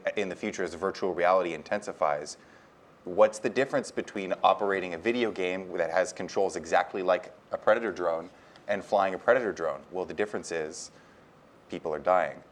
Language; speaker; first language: English; native; English